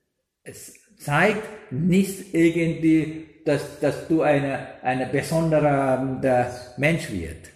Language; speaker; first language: German; non-native, learner; Sinhala